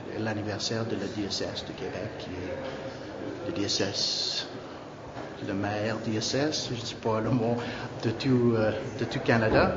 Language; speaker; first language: French; non-native, local second language; English